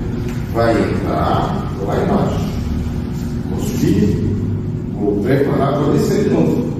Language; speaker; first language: Portuguese; native; Portuguese